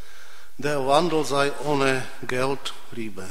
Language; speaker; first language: German; non-native, fluent; Polish